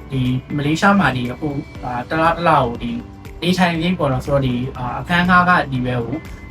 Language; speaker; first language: Burmese; native; Burmese